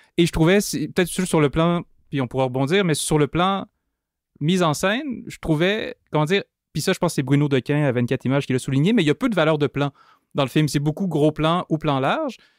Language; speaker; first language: French; native; French